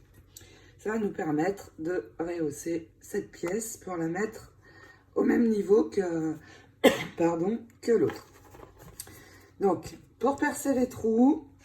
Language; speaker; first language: French; native; French